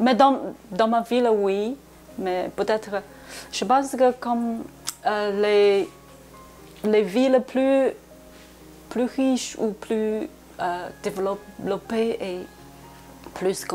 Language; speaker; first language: French; non-native, learner; Chinese